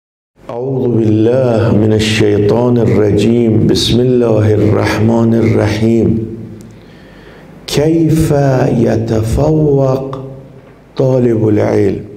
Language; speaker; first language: Arabic; non-native, fluent; Persian